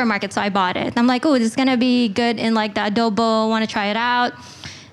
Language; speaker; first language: English; non-native, local second language; Filipino